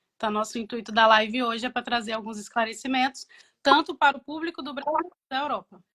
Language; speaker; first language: Portuguese; native; Portuguese